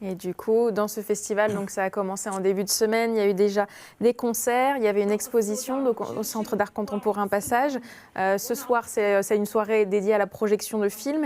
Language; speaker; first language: French; native; French